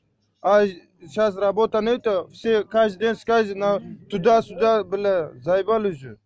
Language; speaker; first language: Russian; non-native, learner; Uzbek